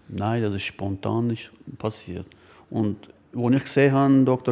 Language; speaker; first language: German; non-native, learner; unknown